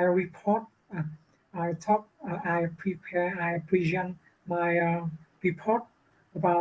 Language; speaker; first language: English; non-native, learner; Vietnamese